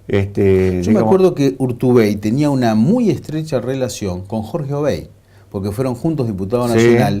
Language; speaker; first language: Spanish; native; Spanish